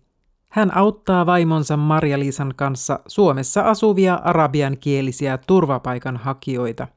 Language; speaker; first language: Finnish; native; Finnish